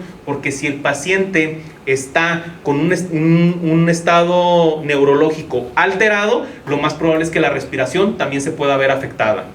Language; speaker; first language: Spanish; native; Spanish